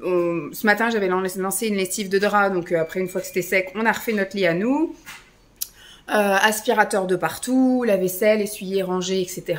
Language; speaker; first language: French; native; French